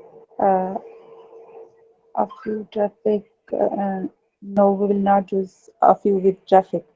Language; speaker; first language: English; non-native, learner; Urdu